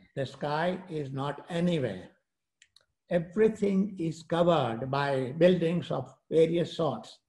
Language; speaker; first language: English; non-native, local second language; Gujarati